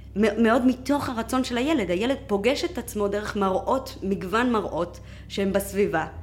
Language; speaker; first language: Hebrew; non-native, fluent; Spanish